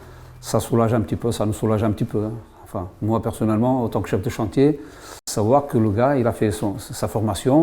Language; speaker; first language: French; native; French